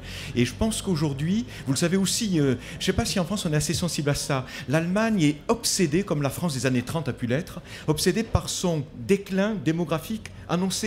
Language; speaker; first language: French; native; French